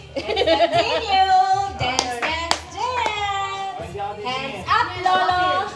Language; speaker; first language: English; non-native, local second language; Filipino